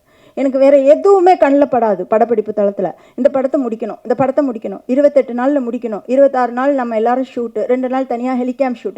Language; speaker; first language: Tamil; native; Tamil